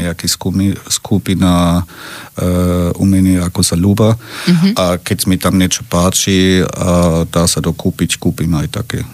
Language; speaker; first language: Slovak; non-native, learner; German